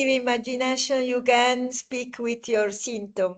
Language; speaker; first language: English; non-native, fluent; Italian